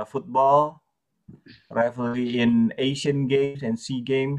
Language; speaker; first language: English; non-native, fluent; Indonesian